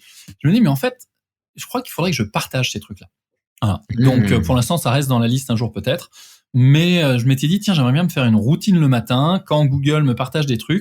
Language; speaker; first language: French; native; French